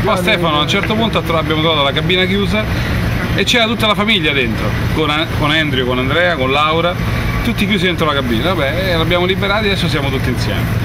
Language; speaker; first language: Italian; native; Italian